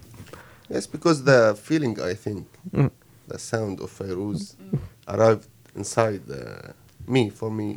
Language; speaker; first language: English; non-native, learner; Arabic